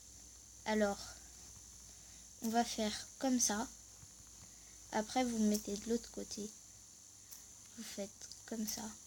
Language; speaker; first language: French; native; French